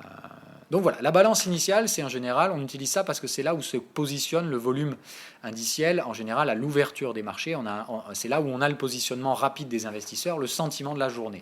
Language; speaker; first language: French; native; French